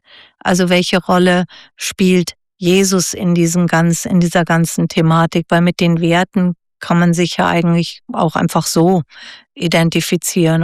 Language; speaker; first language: German; native; German